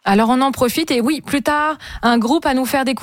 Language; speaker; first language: French; native; French